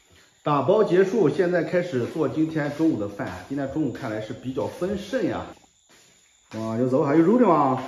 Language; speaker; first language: Chinese; native; Chinese